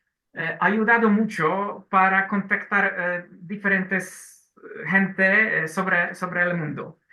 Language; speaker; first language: Spanish; non-native, learner; Polish